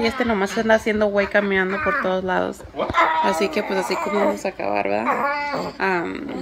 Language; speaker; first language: Spanish; early bilingual, heritage; Spanish